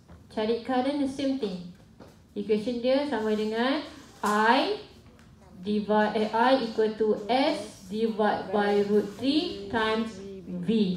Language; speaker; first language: English; non-native, local second language; Malay